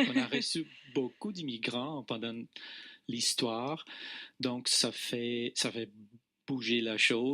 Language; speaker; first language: French; non-native, fluent; Portuguese